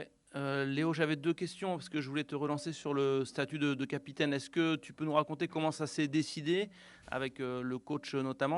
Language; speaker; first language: French; native; French